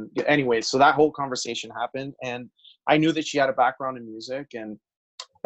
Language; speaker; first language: English; native; English